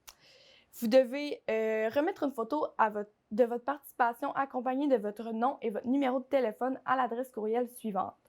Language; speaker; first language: French; native; French